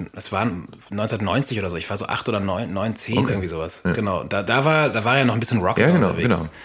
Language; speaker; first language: German; native; German